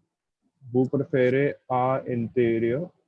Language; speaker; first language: French; non-native, learner; Hindi